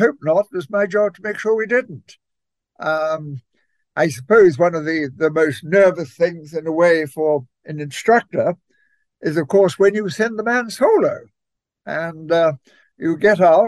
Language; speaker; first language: English; native; English